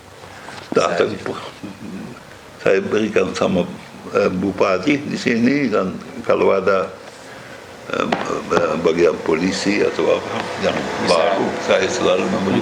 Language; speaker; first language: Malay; non-native, fluent; Dutch